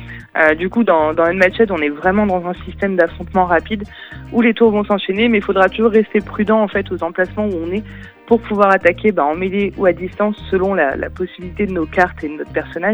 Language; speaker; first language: French; native; French